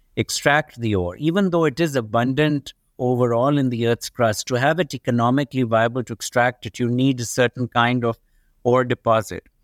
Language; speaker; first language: English; non-native, local second language; Urdu